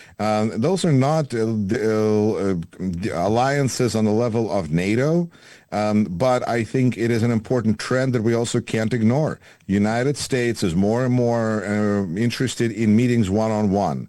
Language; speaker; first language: English; non-native, fluent; Russian